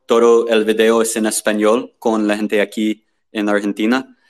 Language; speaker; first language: Spanish; non-native, learner; English